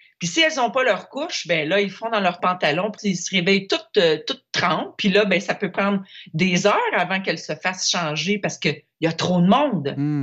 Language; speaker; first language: French; native; French